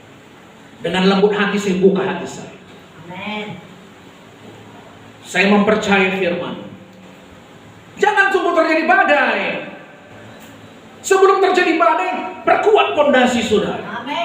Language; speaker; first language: Indonesian; native; Indonesian